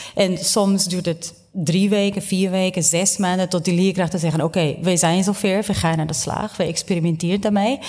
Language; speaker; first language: Dutch; non-native, fluent; Portuguese